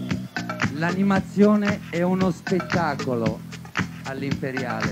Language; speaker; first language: Italian; non-native, fluent; Spanish